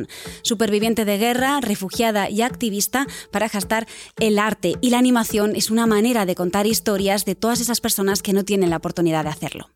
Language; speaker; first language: Spanish; native; Spanish